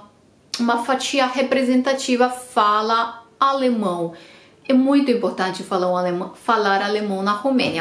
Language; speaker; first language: Portuguese; non-native, fluent; Romanian